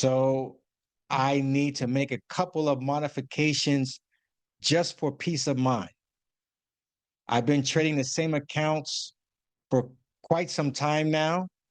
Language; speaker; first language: English; native; English